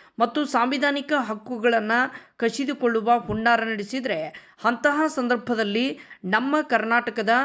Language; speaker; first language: Kannada; native; Kannada